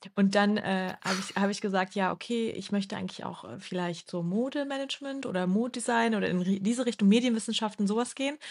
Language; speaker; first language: German; early bilingual, other home language; Turkish